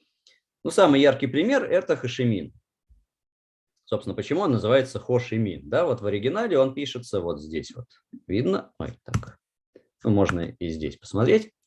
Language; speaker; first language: Russian; native; Russian